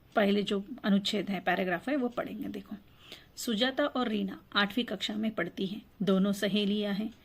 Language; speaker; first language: Hindi; non-native, local second language; Telugu